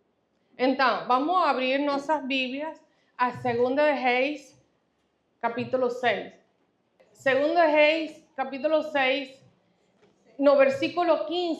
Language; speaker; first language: Portuguese; non-native, fluent; Spanish